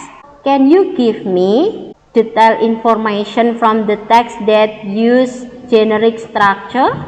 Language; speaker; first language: English; non-native, learner; Indonesian